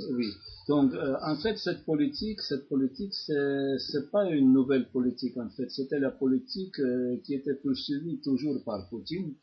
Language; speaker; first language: French; non-native, fluent; Georgian